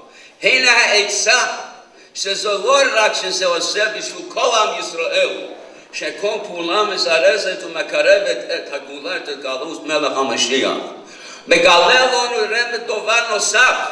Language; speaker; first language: Hebrew; non-native, fluent; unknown